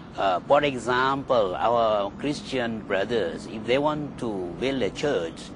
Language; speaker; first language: English; non-native, fluent; Indonesian